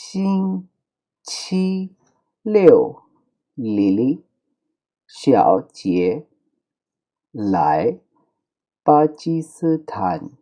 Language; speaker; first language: Chinese; non-native, fluent; Urdu